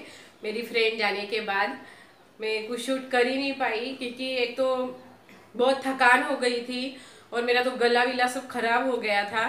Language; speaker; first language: Hindi; native; Hindi